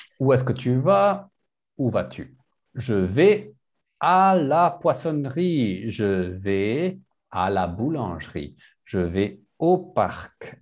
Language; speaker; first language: French; non-native, learner; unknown